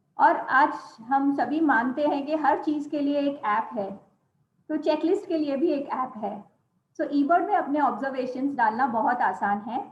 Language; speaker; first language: Hindi; non-native, local second language; Gujarati